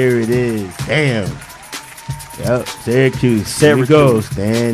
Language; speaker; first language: English; native; English